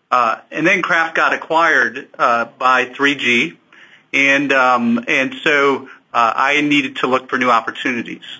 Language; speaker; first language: English; native; English